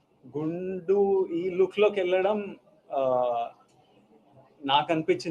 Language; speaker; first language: Telugu; native; Telugu